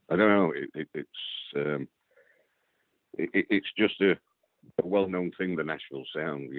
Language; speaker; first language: English; native; English